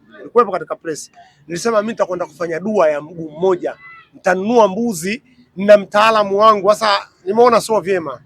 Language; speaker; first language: Swahili; native; Swahili